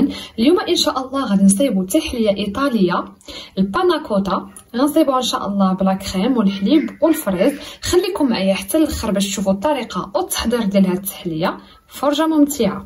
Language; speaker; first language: Arabic; native; Arabic